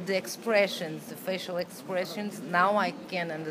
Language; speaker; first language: English; non-native, learner; Portuguese